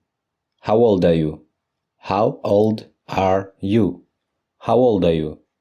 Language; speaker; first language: English; non-native, fluent; Russian